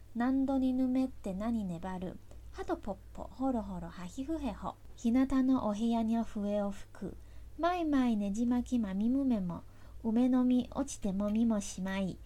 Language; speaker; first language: Japanese; non-native, fluent; Chinese